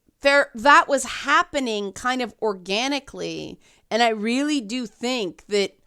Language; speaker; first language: English; native; English